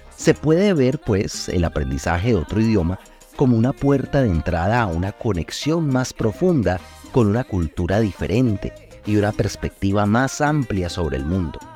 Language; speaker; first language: Spanish; native; Spanish